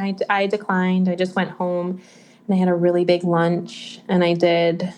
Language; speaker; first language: English; native; English